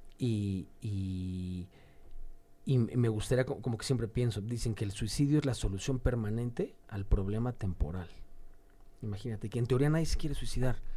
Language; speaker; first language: Spanish; native; Spanish